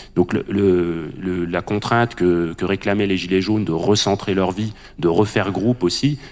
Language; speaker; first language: French; native; French